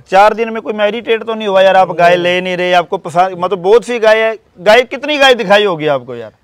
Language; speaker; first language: Hindi; native; Hindi